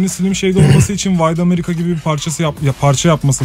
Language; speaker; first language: Turkish; native; Turkish